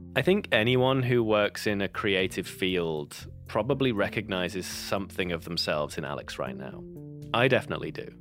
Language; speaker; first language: English; native; English